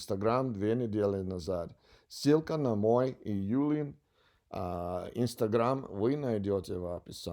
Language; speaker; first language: Russian; non-native, learner; English